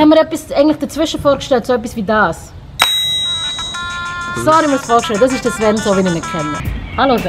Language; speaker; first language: German; early bilingual, other home language; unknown